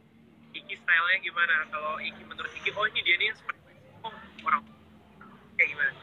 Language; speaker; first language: Indonesian; native; Indonesian